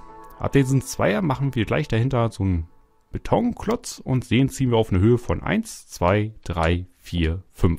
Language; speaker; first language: German; native; German